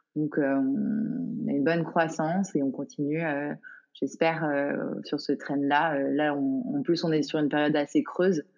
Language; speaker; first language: French; native; French